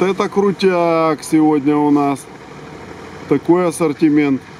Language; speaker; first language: Russian; native; Russian